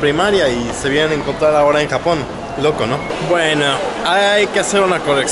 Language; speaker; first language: Spanish; native; Spanish